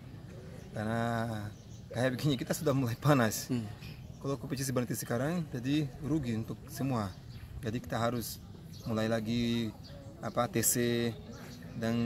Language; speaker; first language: Indonesian; non-native, fluent; Portuguese